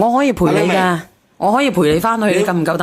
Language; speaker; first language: Cantonese; native; Cantonese